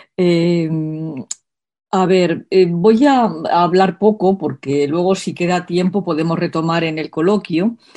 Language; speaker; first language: Spanish; native; Spanish